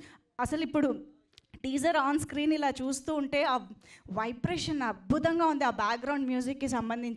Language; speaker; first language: Telugu; native; Telugu